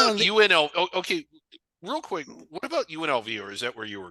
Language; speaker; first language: English; native; English